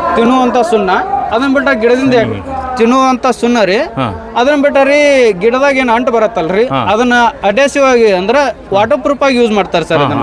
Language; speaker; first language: Kannada; native; Kannada